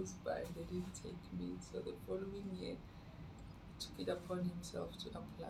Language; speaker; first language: English; non-native, local second language; Tswana